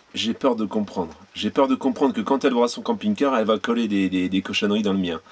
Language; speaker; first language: French; native; French